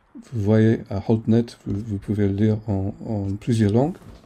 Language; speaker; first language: French; non-native, fluent; English